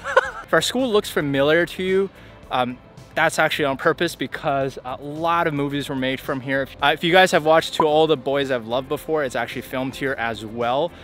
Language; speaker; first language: English; native; English